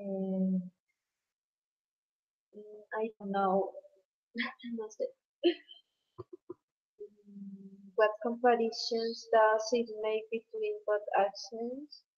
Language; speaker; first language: English; non-native, learner; Spanish